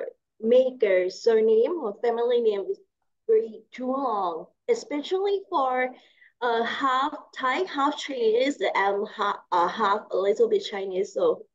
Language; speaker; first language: English; non-native, learner; Thai